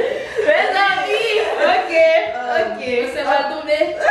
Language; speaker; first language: French; non-native, learner; Haitian Creole